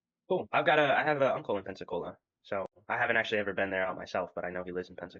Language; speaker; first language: English; native; English